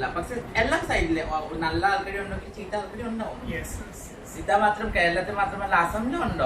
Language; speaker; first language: Malayalam; non-native, learner; Assamese